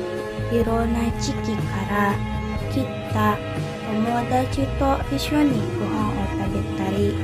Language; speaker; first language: Japanese; non-native, learner; Indonesian